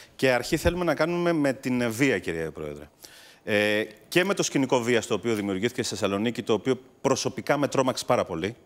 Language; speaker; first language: Greek; native; Greek